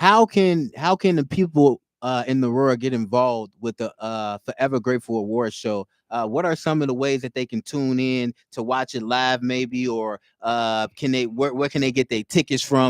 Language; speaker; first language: English; native; English